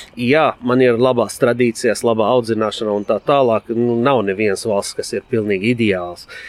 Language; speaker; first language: Latvian; non-native, fluent; Arabic